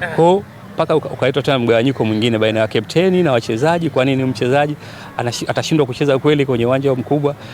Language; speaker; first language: Swahili; native; Swahili